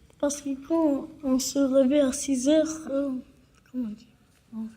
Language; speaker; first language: French; non-native, learner; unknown